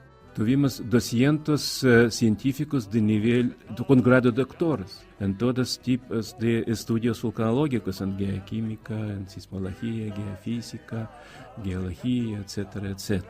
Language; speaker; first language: Spanish; non-native, fluent; Russian